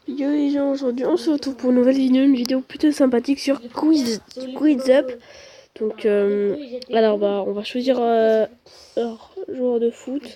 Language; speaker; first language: French; native; French